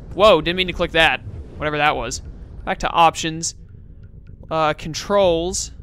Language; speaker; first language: English; native; English